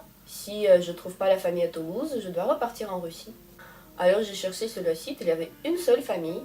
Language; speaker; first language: French; non-native, fluent; Russian